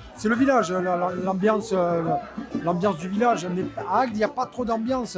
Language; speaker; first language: French; native; French